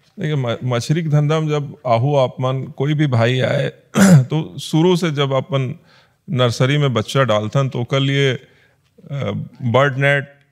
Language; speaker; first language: Hindi; native; Hindi